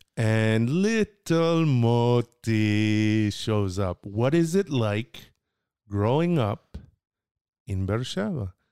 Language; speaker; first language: English; native; English